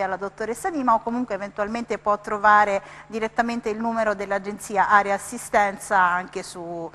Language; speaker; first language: Italian; native; Italian